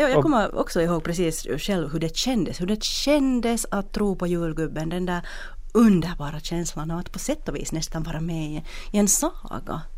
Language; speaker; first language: Swedish; native; Swedish